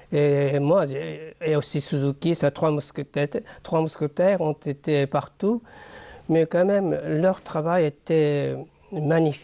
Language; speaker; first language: French; non-native, fluent; Japanese